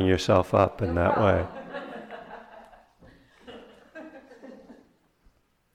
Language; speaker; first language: English; native; English